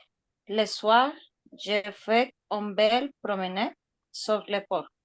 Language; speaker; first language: French; non-native, learner; Spanish